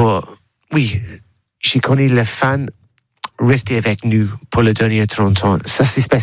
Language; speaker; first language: French; non-native, learner; English